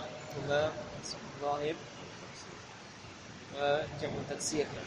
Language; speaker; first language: Arabic; non-native, fluent; Indonesian